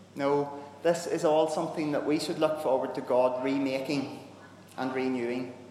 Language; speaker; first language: English; native; English